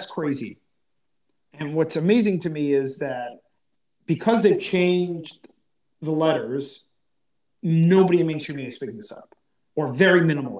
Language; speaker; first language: English; native; English